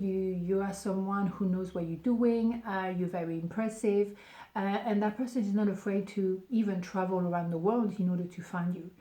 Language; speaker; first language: English; non-native, fluent; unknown